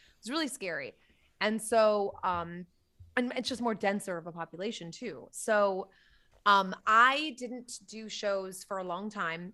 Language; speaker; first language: English; native; English